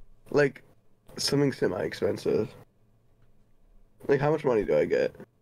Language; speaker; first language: English; native; English